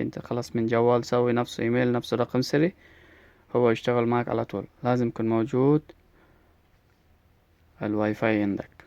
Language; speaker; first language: Arabic; non-native, learner; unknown